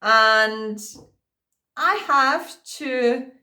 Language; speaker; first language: English; non-native, fluent; German